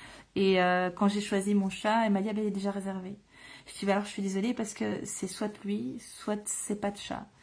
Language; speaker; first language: French; native; French